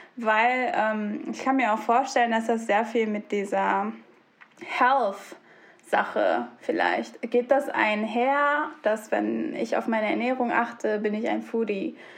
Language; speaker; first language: German; early bilingual, other home language; Turkish